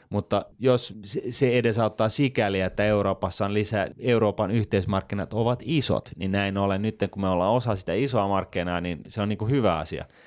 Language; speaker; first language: Finnish; native; Finnish